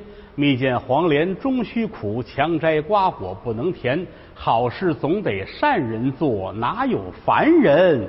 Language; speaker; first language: Chinese; native; Chinese